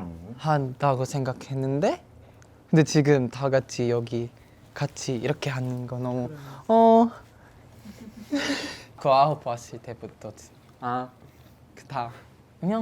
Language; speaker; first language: Korean; non-native, fluent; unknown